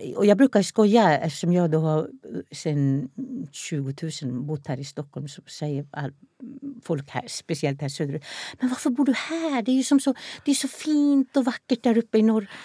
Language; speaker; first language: Swedish; non-native, local second language; Northern Sami